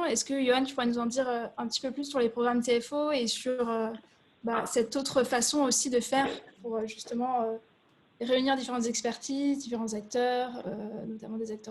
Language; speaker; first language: French; native; French